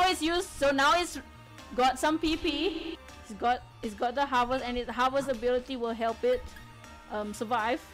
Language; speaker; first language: English; native; English